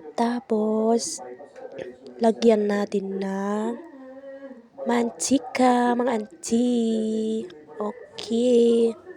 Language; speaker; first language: Filipino; non-native, local second language; Iloko